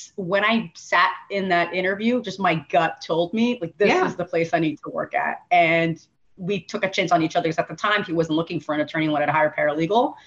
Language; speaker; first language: English; native; English